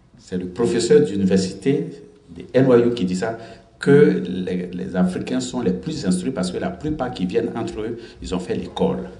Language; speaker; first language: French; non-native, local second language; Baoulé